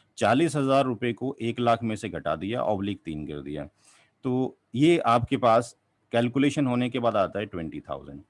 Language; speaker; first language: Hindi; native; Hindi